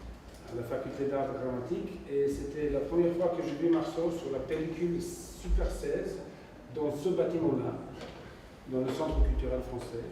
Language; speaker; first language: French; non-native, fluent; Serbian